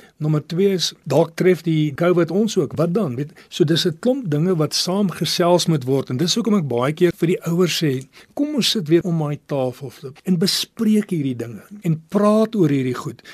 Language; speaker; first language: Afrikaans; early bilingual, other home language; English